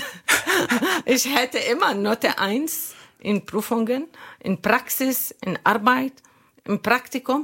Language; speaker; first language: German; non-native, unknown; Arabic